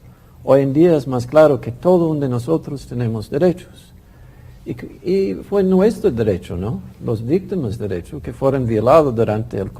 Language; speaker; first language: Spanish; non-native, fluent; English